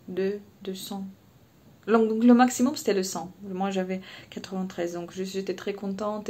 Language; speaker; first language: French; non-native, fluent; Russian